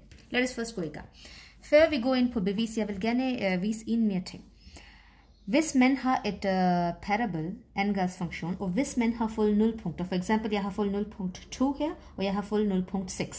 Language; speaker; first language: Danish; non-native, fluent; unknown